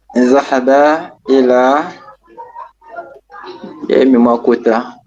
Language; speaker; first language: Arabic; non-native, learner; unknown